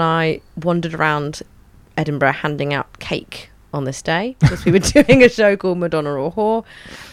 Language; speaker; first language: English; native; English